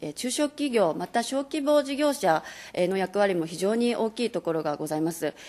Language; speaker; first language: Japanese; native; Japanese